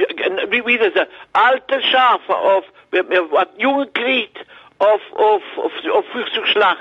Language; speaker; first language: German; non-native, learner; French